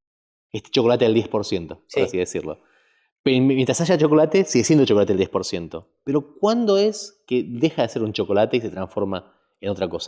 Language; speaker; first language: Spanish; native; Spanish